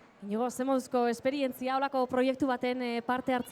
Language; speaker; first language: Basque; native; Basque